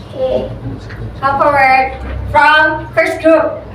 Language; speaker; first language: English; non-native, learner; Indonesian